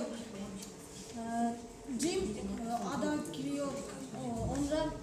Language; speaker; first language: Turkish; non-native, learner; Kazakh